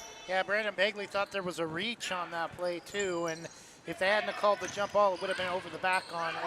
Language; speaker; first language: English; native; English